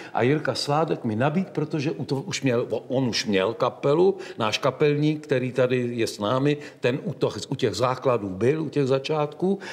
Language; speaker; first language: Czech; native; Czech